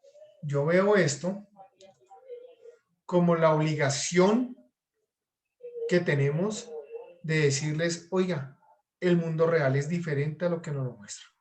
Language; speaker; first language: Spanish; native; Spanish